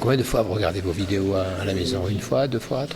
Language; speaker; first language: French; native; French